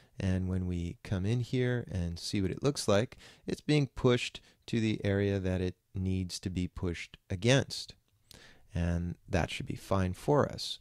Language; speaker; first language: English; native; English